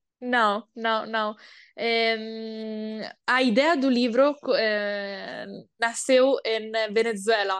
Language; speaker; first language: Portuguese; non-native, learner; Italian